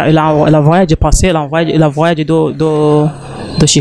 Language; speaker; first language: French; non-native, learner; Rundi